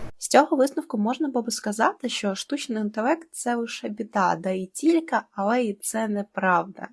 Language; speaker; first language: Ukrainian; non-native, local second language; Russian